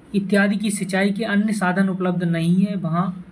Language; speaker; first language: Hindi; native; Hindi